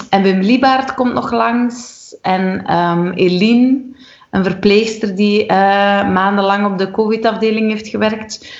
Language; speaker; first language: Dutch; native; Dutch